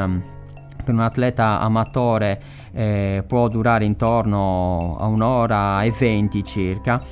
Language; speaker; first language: Italian; native; Italian